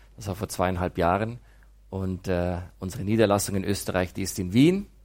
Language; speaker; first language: German; native; German